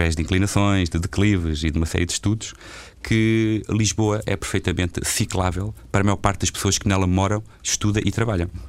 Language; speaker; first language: Portuguese; native; Portuguese